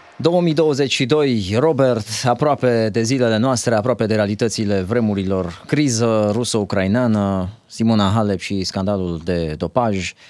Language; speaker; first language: Romanian; native; Romanian